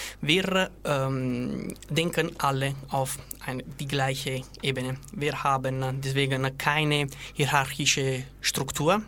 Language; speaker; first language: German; non-native, learner; Italian